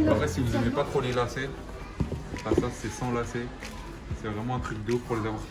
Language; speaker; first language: French; native; French